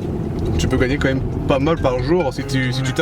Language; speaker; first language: French; native; French